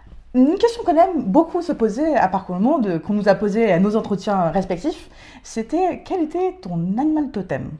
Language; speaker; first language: French; native; French